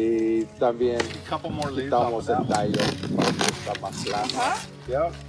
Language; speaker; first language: Spanish; non-native, fluent; English